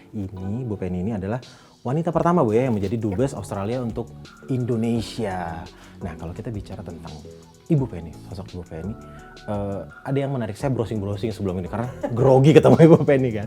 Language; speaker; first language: Indonesian; native; Indonesian